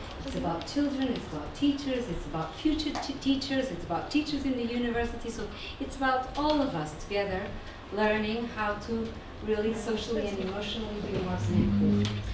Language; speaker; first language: English; non-native, fluent; Portuguese